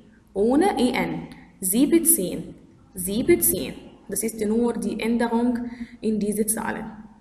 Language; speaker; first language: German; non-native, fluent; Arabic